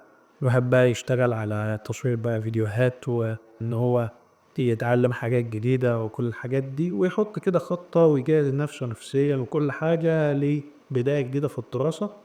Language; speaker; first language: Arabic; native; Arabic